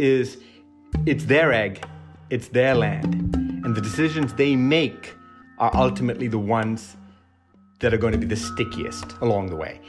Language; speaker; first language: English; non-native, local second language; Tamil